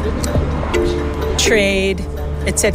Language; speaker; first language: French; non-native, learner; English